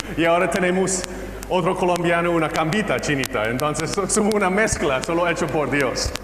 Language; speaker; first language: Spanish; non-native, fluent; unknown